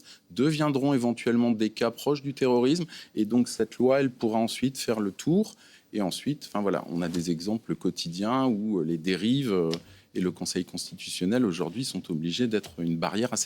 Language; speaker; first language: French; native; French